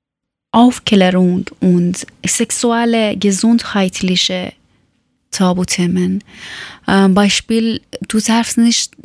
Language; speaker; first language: German; non-native, fluent; Persian